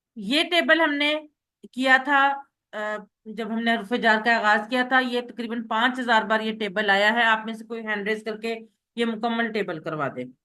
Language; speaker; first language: Urdu; native; Urdu